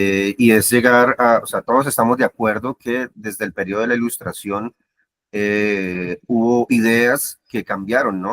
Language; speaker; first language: Spanish; native; Spanish